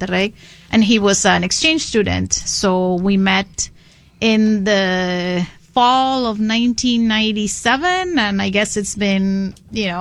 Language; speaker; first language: English; non-native, fluent; Spanish